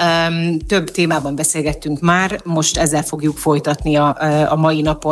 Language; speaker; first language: Hungarian; native; Hungarian